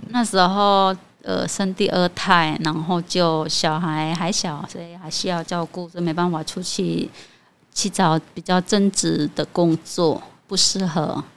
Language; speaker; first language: Chinese; non-native, fluent; Khmer